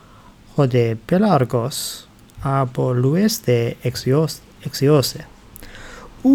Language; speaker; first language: Greek; non-native, learner; English